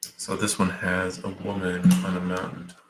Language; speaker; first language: English; native; English